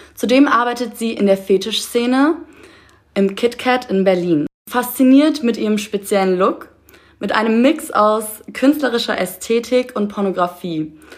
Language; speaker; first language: German; native; German